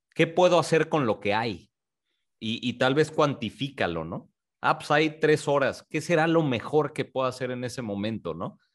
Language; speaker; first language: Spanish; native; Spanish